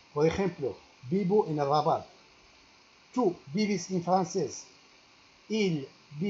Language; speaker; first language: Spanish; non-native, learner; Arabic